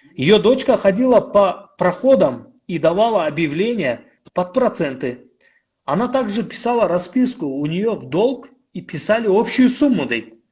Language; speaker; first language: Russian; non-native, local second language; Kyrgyz